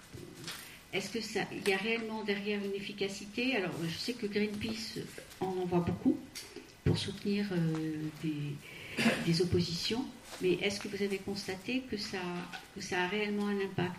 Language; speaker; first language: French; native; French